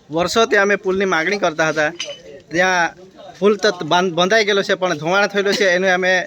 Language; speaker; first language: Gujarati; non-native, local second language; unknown